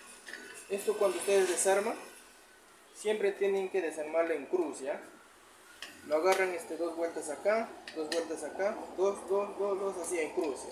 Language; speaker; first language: Spanish; native; Spanish